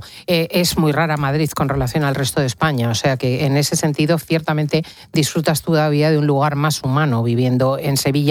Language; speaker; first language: Spanish; native; Spanish